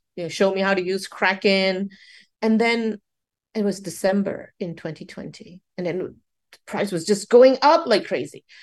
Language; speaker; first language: English; non-native, local second language; Cantonese